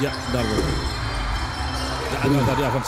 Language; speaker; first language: Indonesian; native; Indonesian